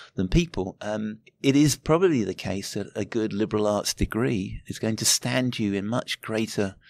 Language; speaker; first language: English; native; English